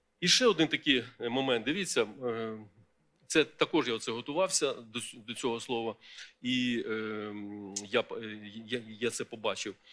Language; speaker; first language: Ukrainian; non-native, local second language; Russian